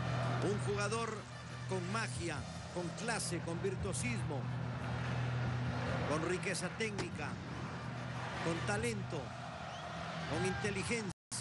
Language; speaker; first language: Spanish; native; Spanish